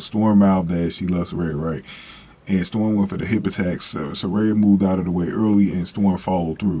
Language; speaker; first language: English; native; English